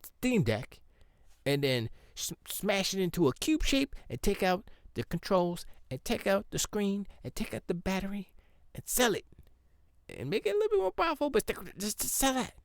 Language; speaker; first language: English; native; English